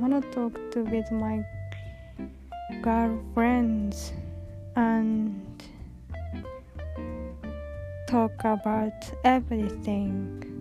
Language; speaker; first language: English; non-native, learner; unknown